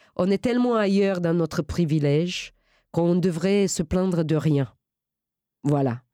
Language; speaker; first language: French; non-native, fluent; Romanian